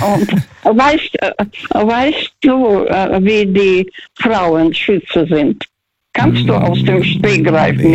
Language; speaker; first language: German; non-native, fluent; Russian